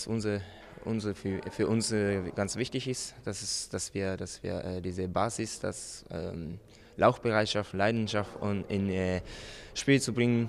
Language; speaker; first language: German; non-native, fluent; Japanese